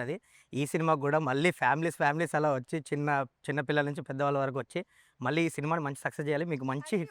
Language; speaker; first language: Telugu; native; Telugu